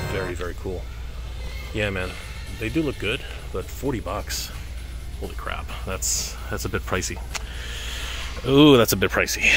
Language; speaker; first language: English; native; English